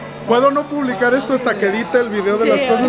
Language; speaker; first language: Spanish; native; Spanish